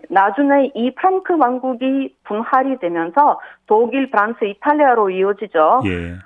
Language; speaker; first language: Korean; non-native, fluent; Ukrainian